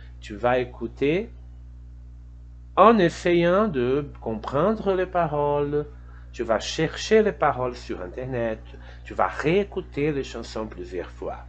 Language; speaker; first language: French; non-native, fluent; Portuguese